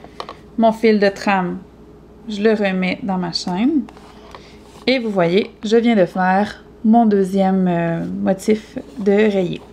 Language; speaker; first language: French; native; French